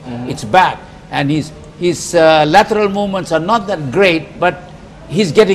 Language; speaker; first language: English; non-native, local second language; Filipino